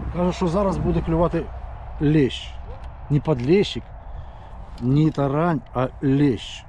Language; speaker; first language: Ukrainian; non-native, local second language; Russian